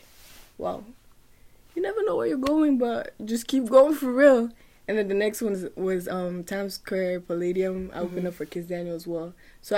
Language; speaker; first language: English; non-native, fluent; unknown